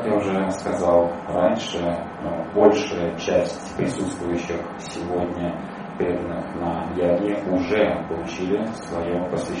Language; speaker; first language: Russian; native; Russian